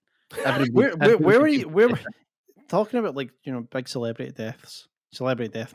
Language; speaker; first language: English; native; English